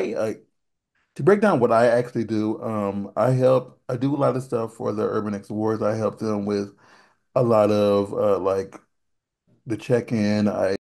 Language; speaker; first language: English; native; English